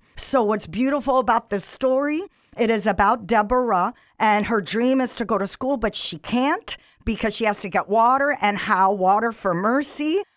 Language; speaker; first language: English; non-native, fluent; Arabic